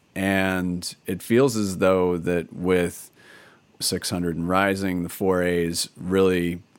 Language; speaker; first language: English; native; English